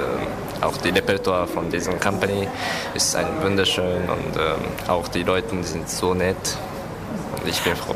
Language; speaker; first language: German; non-native, learner; Japanese